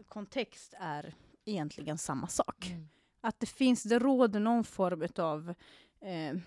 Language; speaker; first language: Swedish; non-native, fluent; Arabic